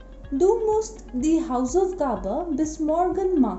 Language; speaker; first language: German; non-native, fluent; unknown